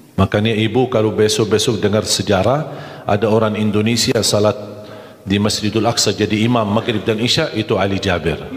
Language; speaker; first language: Malay; non-native, fluent; Arabic